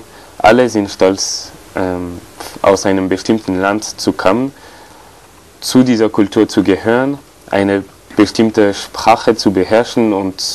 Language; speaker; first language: German; non-native, fluent; French